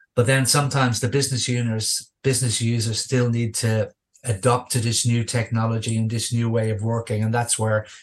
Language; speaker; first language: English; native; English